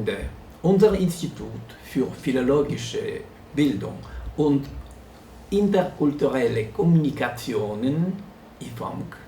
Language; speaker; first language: German; non-native, fluent; Russian